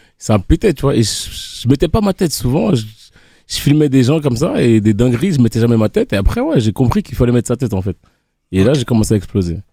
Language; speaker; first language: French; early bilingual, other home language; Haitian Creole